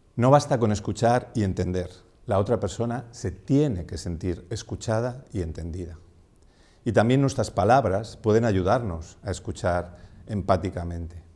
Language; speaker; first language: Spanish; non-native, local second language; Catalan